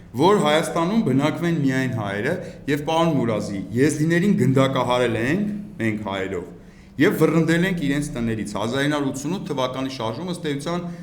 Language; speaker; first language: Armenian; native; Armenian